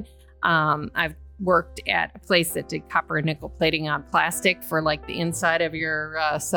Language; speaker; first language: English; native; English